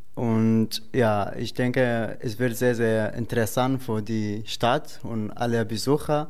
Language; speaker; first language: German; non-native, learner; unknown